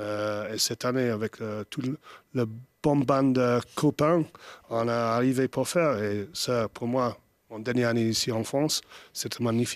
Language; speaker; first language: French; non-native, fluent; English